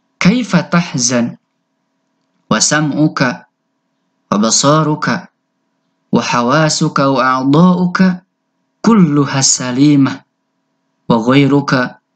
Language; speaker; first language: Arabic; non-native, fluent; Indonesian